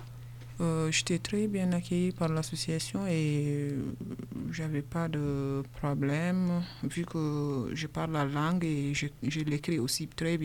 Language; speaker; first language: French; non-native, local second language; Soninke